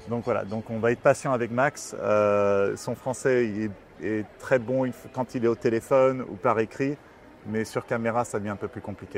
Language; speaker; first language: French; native; French